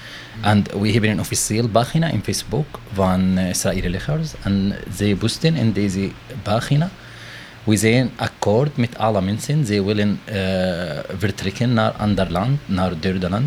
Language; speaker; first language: Dutch; non-native, learner; Arabic